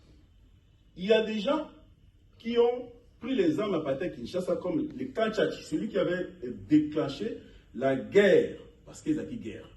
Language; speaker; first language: French; non-native, local second language; Lingala